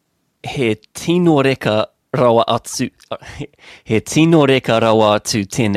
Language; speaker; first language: Māori; non-native, learner; English